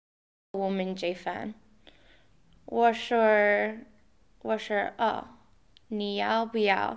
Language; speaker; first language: Chinese; non-native, learner; English